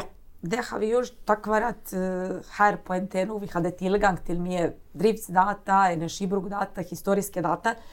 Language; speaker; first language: Norwegian; non-native, fluent; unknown